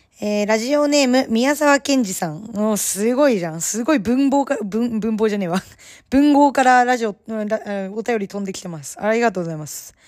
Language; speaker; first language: Japanese; native; Japanese